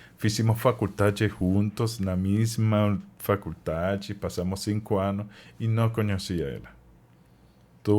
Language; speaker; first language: Portuguese; non-native, learner; Spanish